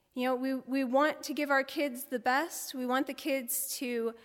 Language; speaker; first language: English; native; English